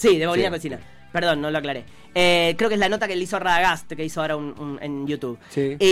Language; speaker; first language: Spanish; native; Spanish